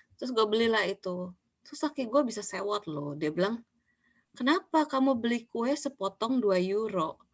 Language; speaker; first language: Indonesian; native; Indonesian